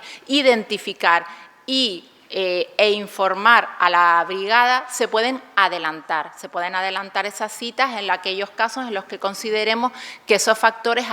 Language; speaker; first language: Spanish; native; Spanish